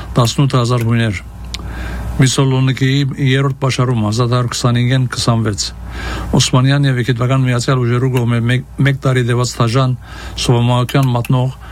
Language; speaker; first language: Armenian; early bilingual, heritage; Armenian